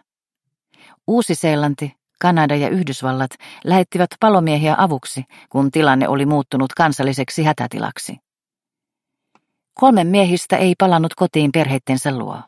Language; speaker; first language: Finnish; native; Finnish